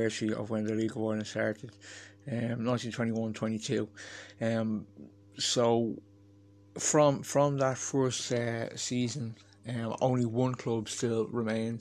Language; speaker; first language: English; native; English